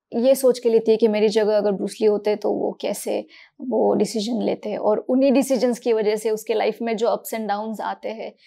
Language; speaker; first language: Hindi; non-native, local second language; Marathi